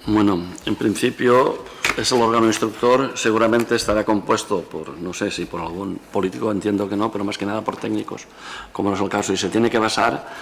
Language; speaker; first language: Spanish; non-native, local second language; Catalan